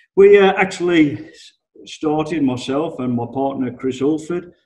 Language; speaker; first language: English; native; English